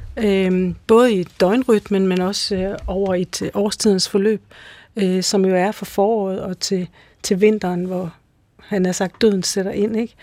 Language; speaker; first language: Danish; native; Danish